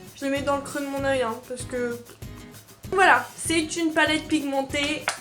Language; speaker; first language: French; native; French